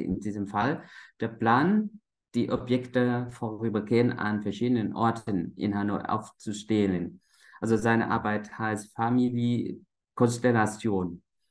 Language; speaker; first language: German; non-native, fluent; Vietnamese